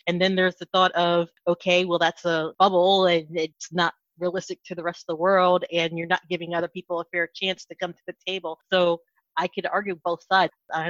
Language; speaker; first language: English; native; English